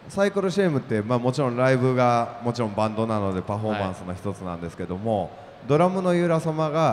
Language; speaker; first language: Japanese; native; Japanese